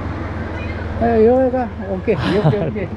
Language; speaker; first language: Japanese; native; Japanese